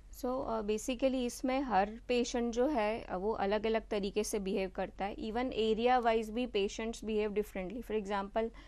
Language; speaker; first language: Hindi; non-native, local second language; Gujarati